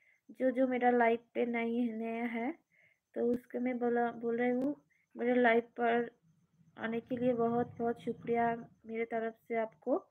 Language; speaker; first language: Hindi; non-native, learner; Bangla